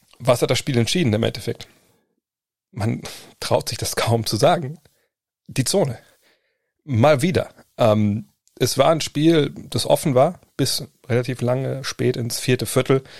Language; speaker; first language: German; native; German